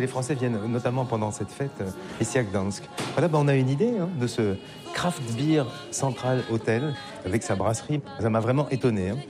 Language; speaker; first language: French; native; French